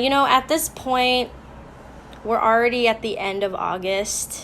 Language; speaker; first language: English; native; English